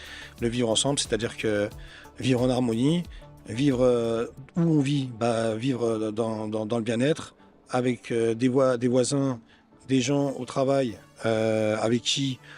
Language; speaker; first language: French; native; French